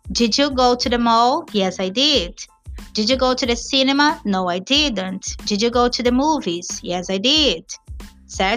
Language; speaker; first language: English; non-native, fluent; Portuguese